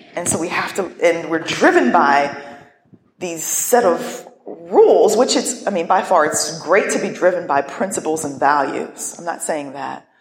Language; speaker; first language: English; native; English